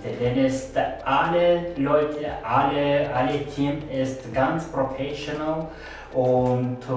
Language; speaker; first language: German; non-native, learner; Turkish